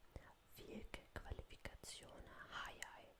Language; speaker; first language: Danish; non-native, learner; German